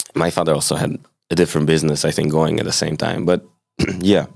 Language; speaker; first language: English; early bilingual, other home language; Hebrew